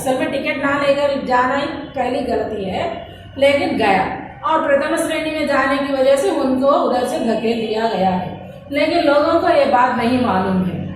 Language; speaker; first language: Hindi; non-native, local second language; Telugu